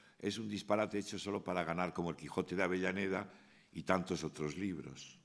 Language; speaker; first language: Spanish; native; Spanish